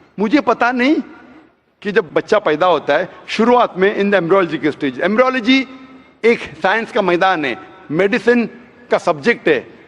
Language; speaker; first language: Hindi; non-native, local second language; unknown